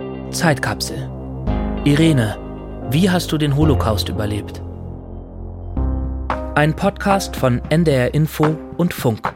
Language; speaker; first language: German; native; German